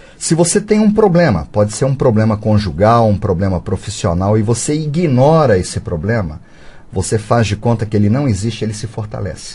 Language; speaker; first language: Portuguese; early bilingual, other home language; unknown